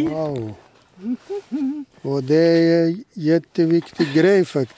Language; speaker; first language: Swedish; non-native, local second language; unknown